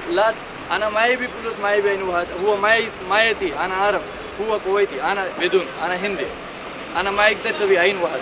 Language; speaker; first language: Arabic; non-native, learner; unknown